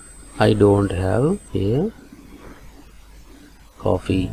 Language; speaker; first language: English; non-native, local second language; Telugu